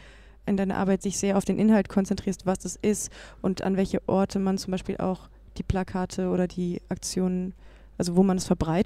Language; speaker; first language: German; native; German